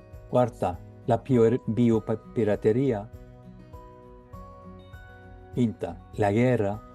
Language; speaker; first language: Spanish; non-native, fluent; Norwegian